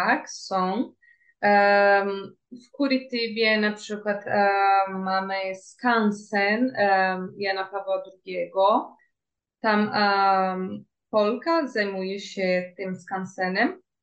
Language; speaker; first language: Polish; early bilingual, heritage; Portuguese